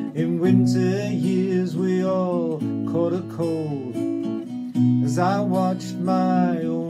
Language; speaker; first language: English; native; English